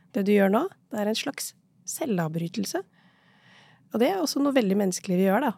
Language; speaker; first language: Norwegian; early bilingual, other home language; Urdu